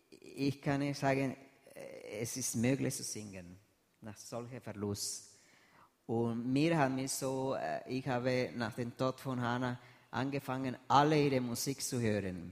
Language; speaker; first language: German; non-native, fluent; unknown